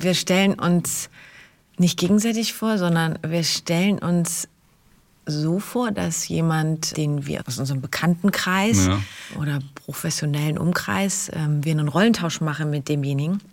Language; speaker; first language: German; native; German